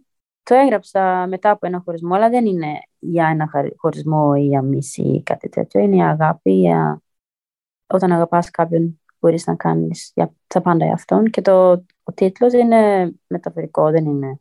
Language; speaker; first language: Greek; early bilingual, heritage; Greek